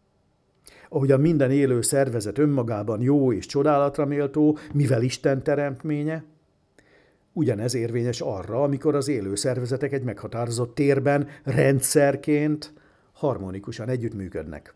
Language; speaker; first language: Hungarian; native; Hungarian